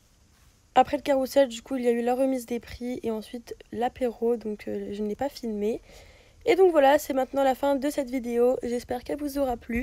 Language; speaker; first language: French; native; French